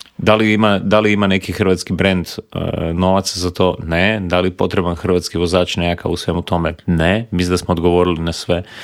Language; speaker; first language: Croatian; native; Croatian